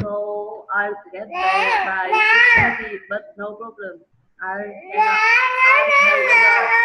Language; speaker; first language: English; non-native, learner; Vietnamese